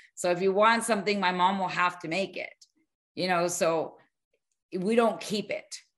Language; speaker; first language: English; early bilingual, other home language; Spanish